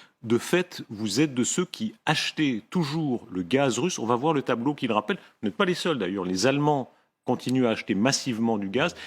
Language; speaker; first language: French; native; French